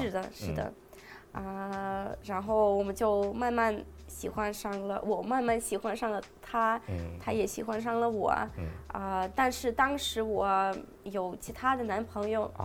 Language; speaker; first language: Chinese; non-native, fluent; Russian